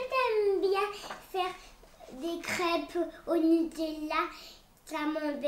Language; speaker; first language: French; early bilingual, other home language; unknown